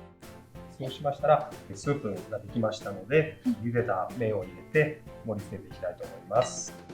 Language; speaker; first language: Japanese; native; Japanese